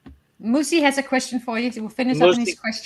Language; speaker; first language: English; native; English